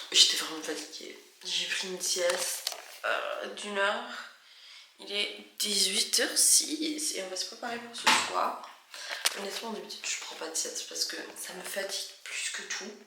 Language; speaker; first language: French; native; French